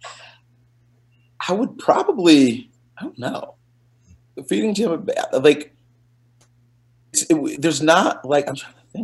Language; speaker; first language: English; native; English